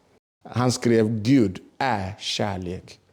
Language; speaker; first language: Swedish; non-native, fluent; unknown